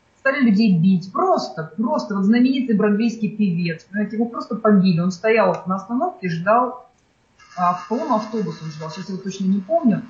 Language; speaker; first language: Russian; native; Russian